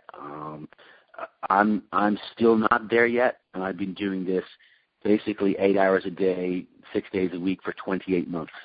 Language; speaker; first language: English; native; English